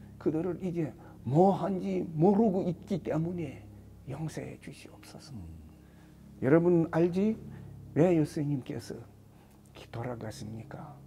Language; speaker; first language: Korean; non-native, learner; Russian